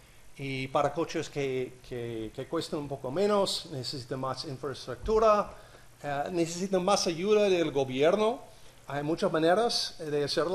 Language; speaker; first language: Spanish; non-native, learner; English